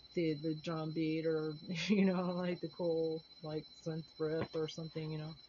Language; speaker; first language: English; native; English